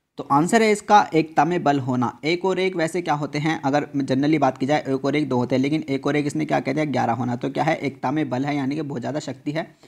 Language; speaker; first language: Hindi; native; Hindi